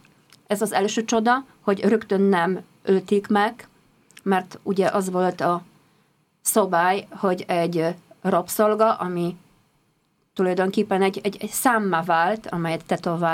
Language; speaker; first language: Hungarian; non-native, fluent; Polish